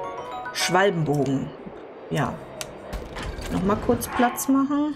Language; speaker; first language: German; native; German